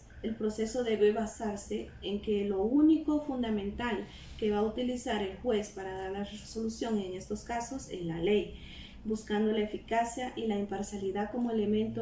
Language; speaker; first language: Spanish; native; Spanish